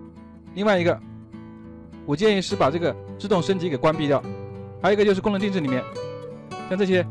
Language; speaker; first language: Chinese; native; Chinese